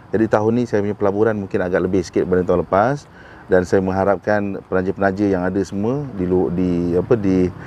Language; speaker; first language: Malay; native; Malay